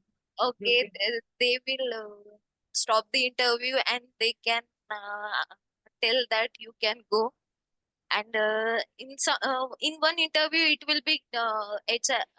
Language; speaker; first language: English; non-native, learner; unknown